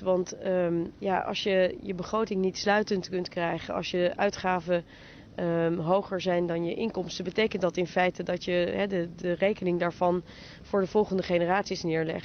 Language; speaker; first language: Dutch; native; Dutch